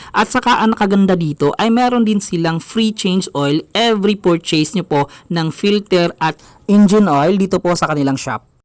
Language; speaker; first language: Filipino; non-native, local second language; Cebuano